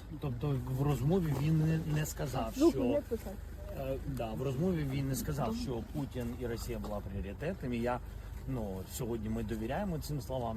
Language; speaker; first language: Ukrainian; non-native, local second language; Russian